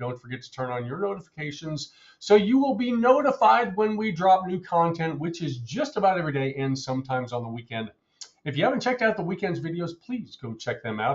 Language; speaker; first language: English; native; English